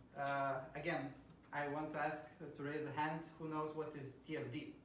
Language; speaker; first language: English; non-native, fluent; Lithuanian